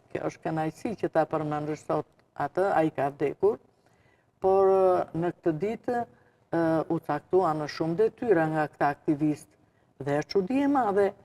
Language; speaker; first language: Albanian; non-native, local second language; Romany